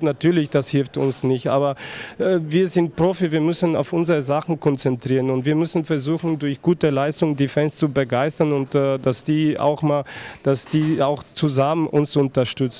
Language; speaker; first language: German; non-native, fluent; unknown